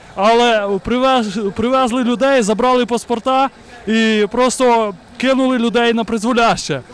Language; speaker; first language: Ukrainian; native; Ukrainian